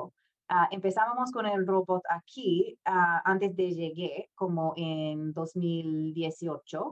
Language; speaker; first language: Spanish; non-native, fluent; English